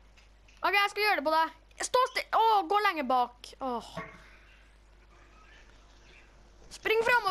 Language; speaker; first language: Norwegian; native; Norwegian